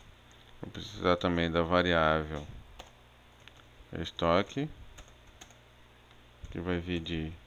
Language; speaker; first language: Portuguese; native; Portuguese